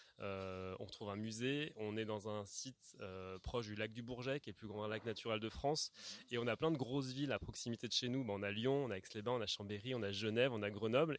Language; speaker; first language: French; native; French